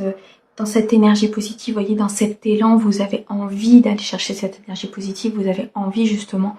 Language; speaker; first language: French; native; French